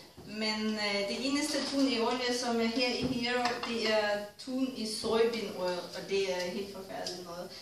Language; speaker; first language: Danish; non-native, fluent; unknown